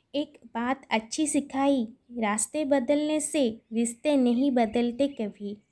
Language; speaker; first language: Hindi; non-native, local second language; Odia